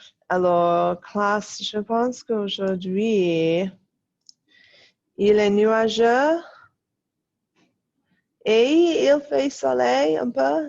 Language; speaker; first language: French; non-native, fluent; English